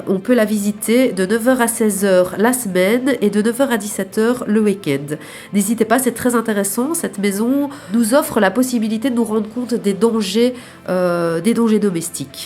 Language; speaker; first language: French; native; French